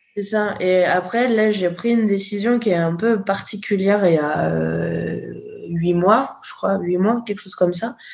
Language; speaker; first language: French; native; French